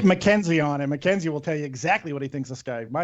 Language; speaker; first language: English; native; English